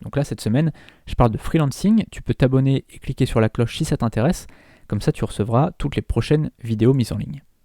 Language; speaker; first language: French; native; French